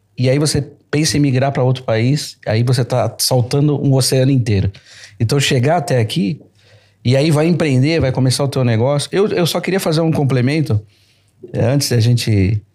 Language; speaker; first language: Portuguese; native; Portuguese